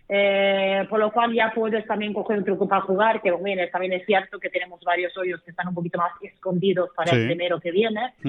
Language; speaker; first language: Spanish; non-native, fluent; Swedish